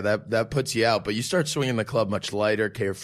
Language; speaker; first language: English; native; English